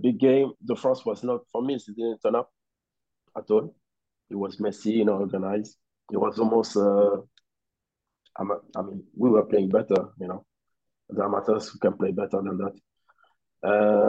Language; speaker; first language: English; non-native, learner; French